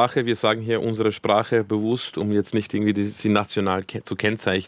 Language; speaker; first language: German; early bilingual, other home language; Croatian